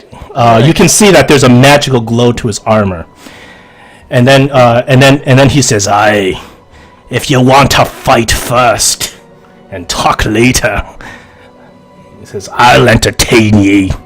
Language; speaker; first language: English; native; English